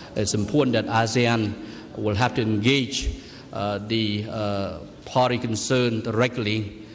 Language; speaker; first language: English; non-native, fluent; Khmer